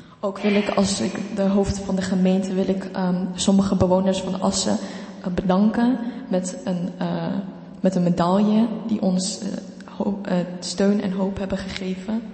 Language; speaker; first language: Dutch; non-native, fluent; Ukrainian